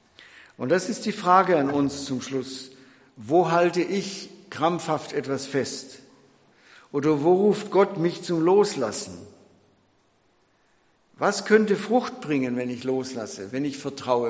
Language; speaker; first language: German; native; German